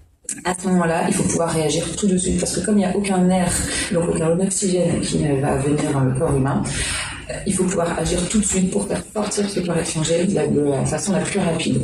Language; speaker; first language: French; native; French